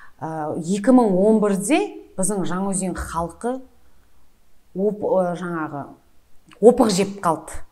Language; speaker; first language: Kazakh; native; Kazakh